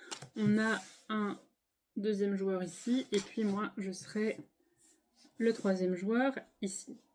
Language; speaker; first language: French; native; French